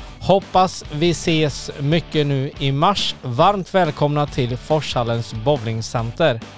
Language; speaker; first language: Swedish; native; Swedish